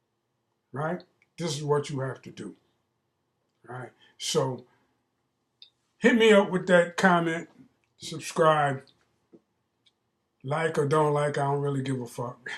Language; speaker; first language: English; native; English